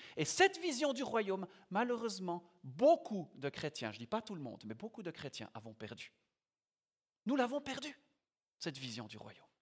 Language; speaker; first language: French; native; French